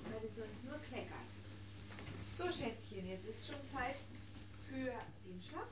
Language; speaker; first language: German; native; German